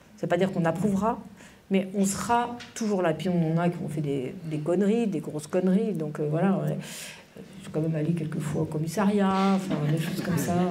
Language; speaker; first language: French; native; French